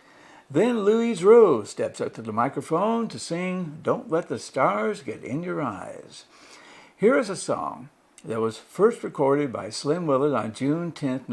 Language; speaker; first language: English; native; English